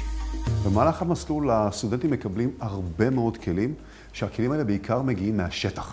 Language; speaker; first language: Hebrew; native; Hebrew